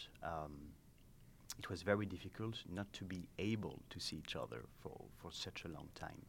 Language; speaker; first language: English; non-native, fluent; French